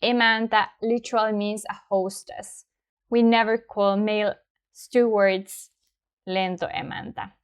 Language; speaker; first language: English; non-native, fluent; Finnish